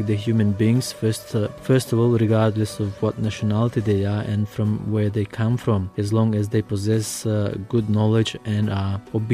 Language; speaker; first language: English; non-native, fluent; Macedonian